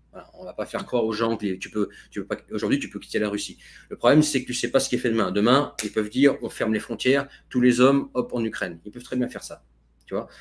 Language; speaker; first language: French; native; French